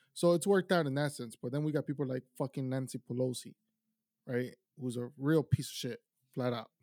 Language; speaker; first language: English; native; English